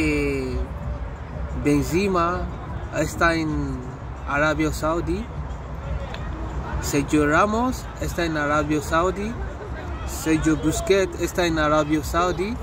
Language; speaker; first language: Spanish; non-native, learner; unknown